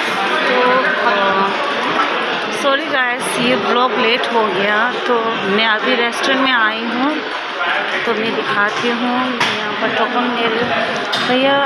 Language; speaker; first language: Hindi; non-native, local second language; Tibetan